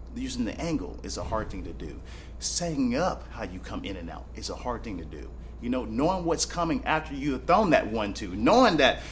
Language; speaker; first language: English; native; English